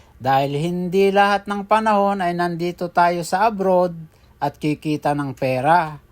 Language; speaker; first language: Filipino; native; Filipino